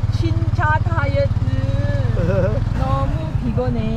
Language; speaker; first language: Korean; non-native, learner; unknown